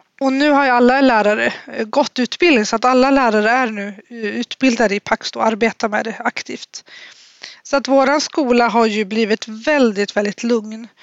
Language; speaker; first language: Swedish; native; Swedish